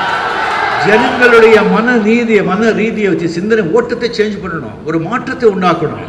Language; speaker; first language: Tamil; non-native, fluent; Marathi